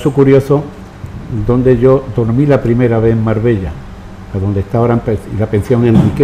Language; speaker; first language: Spanish; native; Spanish